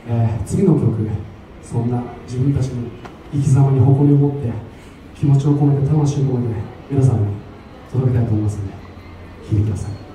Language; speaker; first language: Japanese; native; Japanese